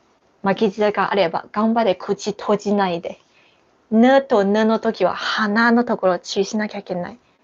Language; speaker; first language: Japanese; non-native, fluent; Chinese